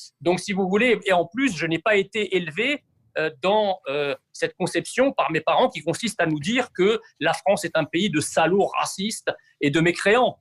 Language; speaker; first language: French; early bilingual, other home language; Arabic